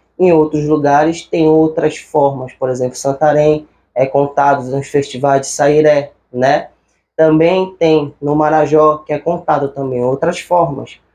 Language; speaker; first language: Portuguese; native; Portuguese